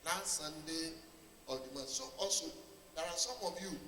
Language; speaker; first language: English; non-native, local second language; Yoruba